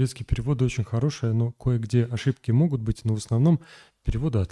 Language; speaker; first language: Russian; native; Russian